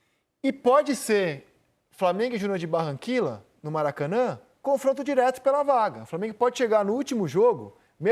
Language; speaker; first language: Portuguese; native; Portuguese